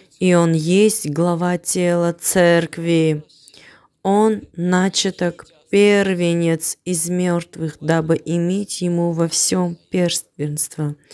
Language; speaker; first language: Russian; non-native, fluent; Armenian